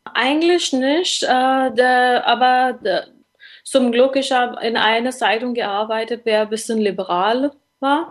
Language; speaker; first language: German; non-native, learner; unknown